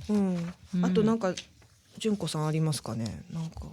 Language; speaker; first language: Japanese; native; Japanese